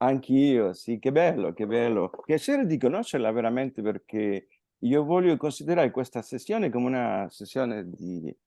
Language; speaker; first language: Italian; non-native, fluent; Spanish